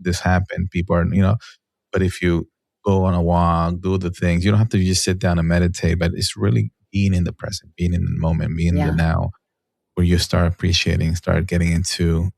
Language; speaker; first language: English; non-native, fluent; Spanish